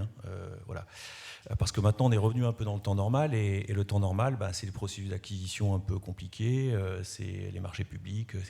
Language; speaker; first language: French; native; French